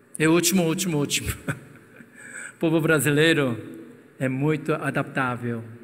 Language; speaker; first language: Portuguese; non-native, fluent; Korean